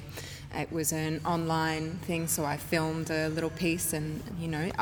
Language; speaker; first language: English; native; English